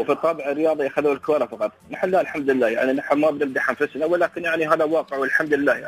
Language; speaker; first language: Arabic; native; Arabic